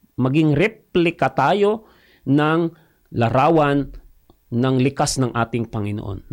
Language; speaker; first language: Filipino; non-native, local second language; Cebuano